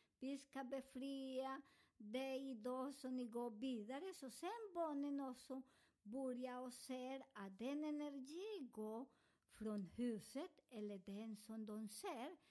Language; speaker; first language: Swedish; non-native, learner; Spanish